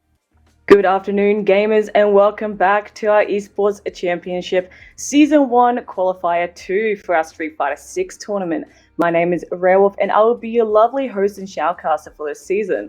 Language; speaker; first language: English; native; English